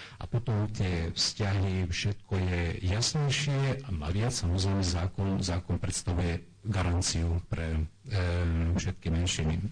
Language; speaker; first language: Slovak; non-native, local second language; Hungarian